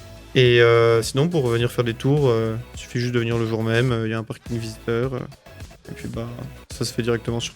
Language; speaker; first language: French; native; French